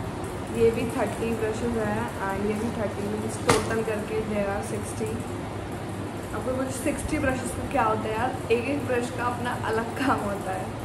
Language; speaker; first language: Hindi; native; Hindi